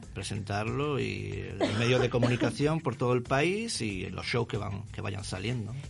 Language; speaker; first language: Spanish; native; Spanish